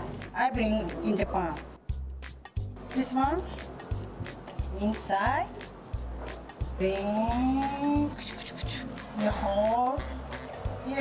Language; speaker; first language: English; non-native, learner; Japanese